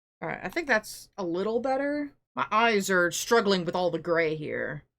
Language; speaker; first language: English; native; English